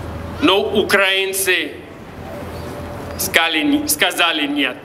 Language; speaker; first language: Russian; non-native, fluent; English